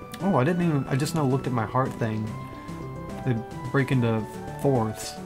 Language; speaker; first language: English; native; English